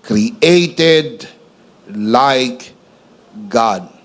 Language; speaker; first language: English; non-native, local second language; Filipino